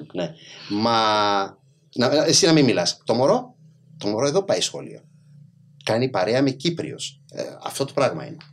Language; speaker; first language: Greek; early bilingual, other home language; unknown